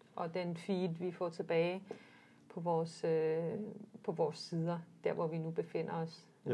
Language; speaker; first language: Danish; early bilingual, other home language; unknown